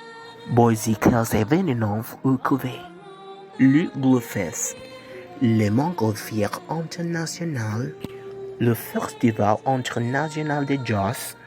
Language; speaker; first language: French; non-native, learner; Spanish